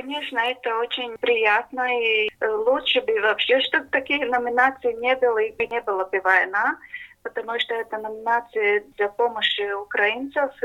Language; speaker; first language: Russian; non-native, local second language; Latvian